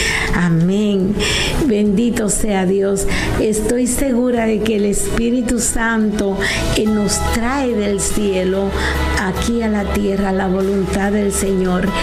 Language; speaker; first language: Spanish; native; Spanish